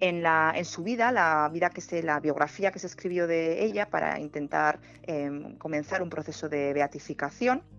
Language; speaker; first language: Spanish; native; Spanish